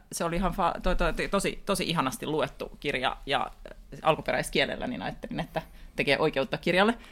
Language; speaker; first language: Finnish; native; Finnish